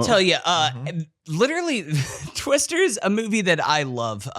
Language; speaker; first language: English; native; English